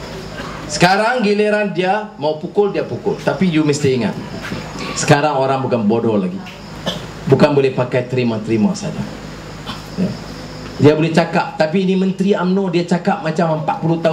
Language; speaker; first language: Malay; native; Malay